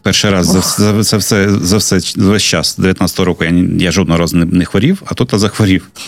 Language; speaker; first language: Ukrainian; non-native, local second language; Russian